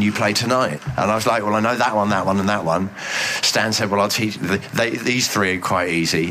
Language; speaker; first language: English; native; English